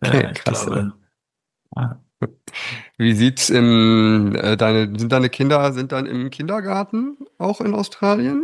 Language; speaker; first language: German; native; German